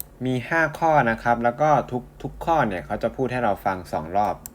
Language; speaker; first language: Chinese; non-native, learner; Thai